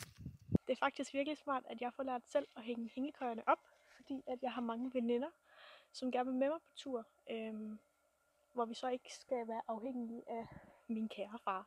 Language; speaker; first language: Danish; native; Danish